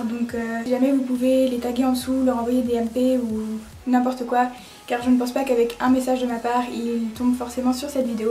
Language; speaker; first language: French; native; French